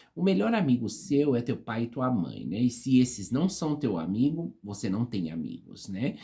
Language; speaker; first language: Portuguese; native; Portuguese